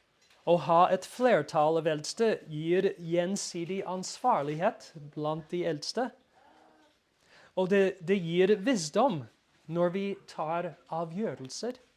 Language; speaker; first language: Norwegian; non-native, fluent; English